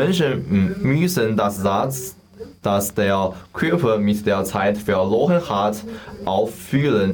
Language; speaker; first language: German; non-native, learner; Chinese